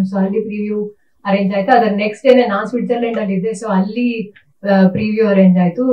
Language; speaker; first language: Kannada; native; Kannada